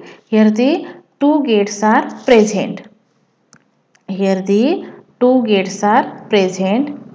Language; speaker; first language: English; non-native, local second language; Marathi